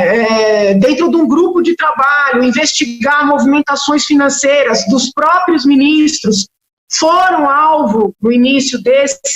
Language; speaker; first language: Portuguese; native; Portuguese